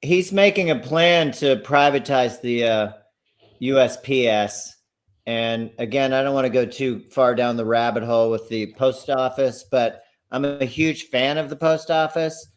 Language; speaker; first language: English; native; English